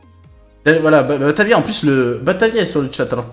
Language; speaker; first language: French; native; French